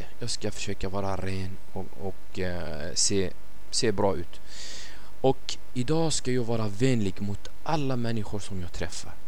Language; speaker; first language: Swedish; non-native, fluent; Arabic